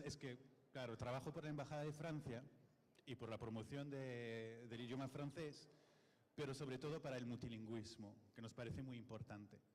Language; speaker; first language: Spanish; non-native, fluent; French